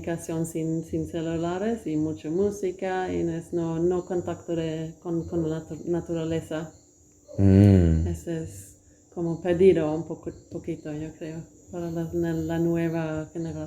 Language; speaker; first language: Spanish; non-native, learner; Swedish